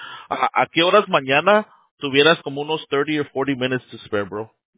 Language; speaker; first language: Spanish; early bilingual, heritage; Spanish